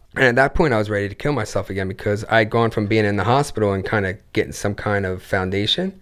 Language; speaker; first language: English; native; English